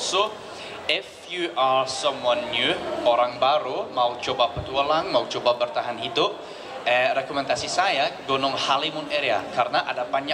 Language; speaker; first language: Indonesian; non-native, learner; English